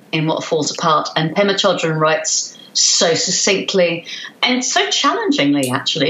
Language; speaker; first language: English; native; English